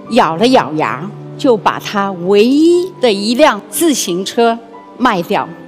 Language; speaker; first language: Chinese; native; Chinese